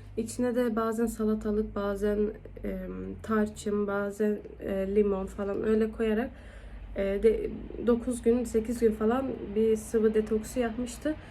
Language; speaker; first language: Turkish; early bilingual, heritage; Turkish